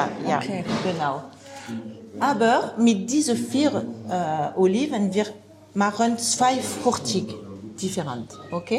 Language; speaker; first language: German; non-native, learner; French